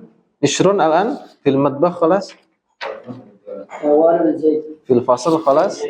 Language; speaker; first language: Arabic; non-native, fluent; Indonesian